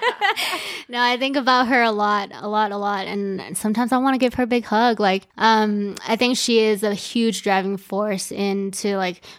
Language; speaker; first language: English; early bilingual, other home language; Chinese